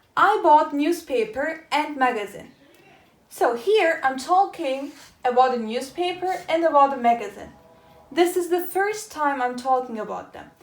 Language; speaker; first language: English; non-native, fluent; Turkish